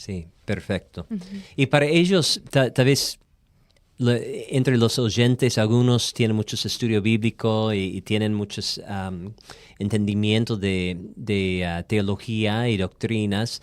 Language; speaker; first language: Spanish; non-native, fluent; English